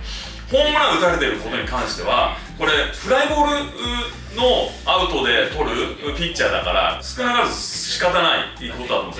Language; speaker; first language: Japanese; native; Japanese